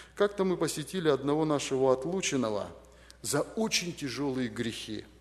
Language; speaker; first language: Russian; native; Russian